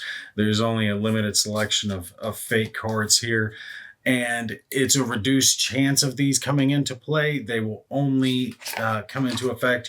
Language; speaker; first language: English; native; English